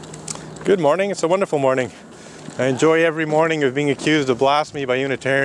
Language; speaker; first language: English; native; English